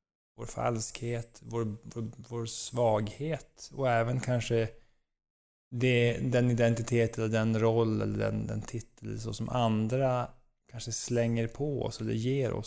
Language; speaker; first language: Swedish; native; Swedish